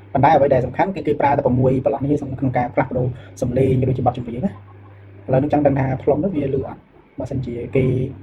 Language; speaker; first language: Khmer; native; Khmer